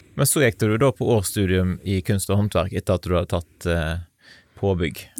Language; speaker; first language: Norwegian; native; Norwegian